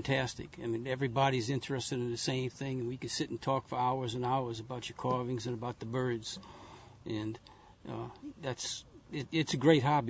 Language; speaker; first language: English; native; English